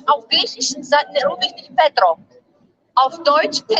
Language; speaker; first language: German; non-native, fluent; Greek